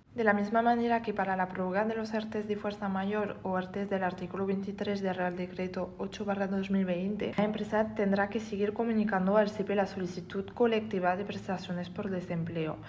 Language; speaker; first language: Spanish; non-native, fluent; French